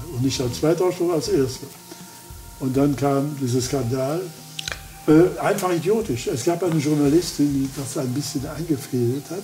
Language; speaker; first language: German; non-native, fluent; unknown